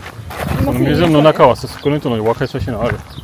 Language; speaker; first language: Japanese; non-native, learner; French